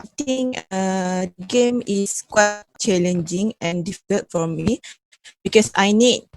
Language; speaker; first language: English; non-native, fluent; Malay